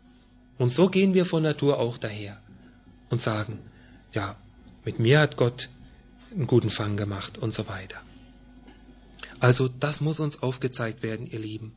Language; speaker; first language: German; native; German